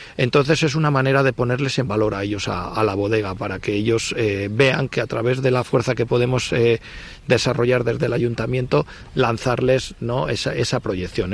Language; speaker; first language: Spanish; native; Spanish